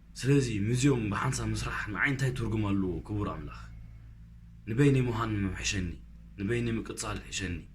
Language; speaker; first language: Tigrinya; early bilingual, heritage; Tigrinya